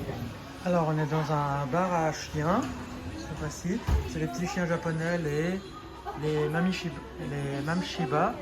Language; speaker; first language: French; native; French